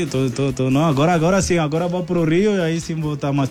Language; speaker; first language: Portuguese; non-native, fluent; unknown